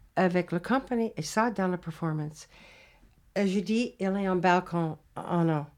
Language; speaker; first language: French; non-native, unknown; English